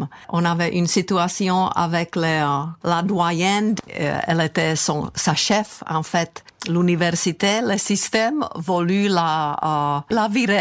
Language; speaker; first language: French; non-native, fluent; Czech